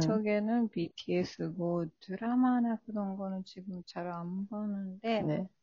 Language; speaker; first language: Korean; non-native, fluent; Japanese